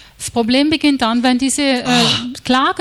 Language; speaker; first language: German; native; German